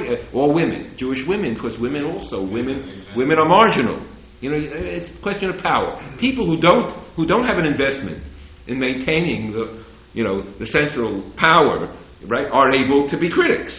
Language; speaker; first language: English; native; English